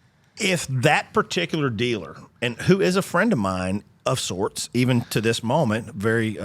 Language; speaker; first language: English; native; English